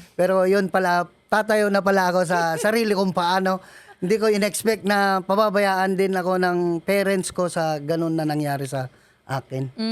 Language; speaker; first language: Filipino; non-native, local second language; Iloko